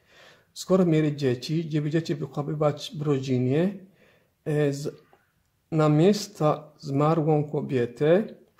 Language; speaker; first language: Polish; non-native, fluent; Somali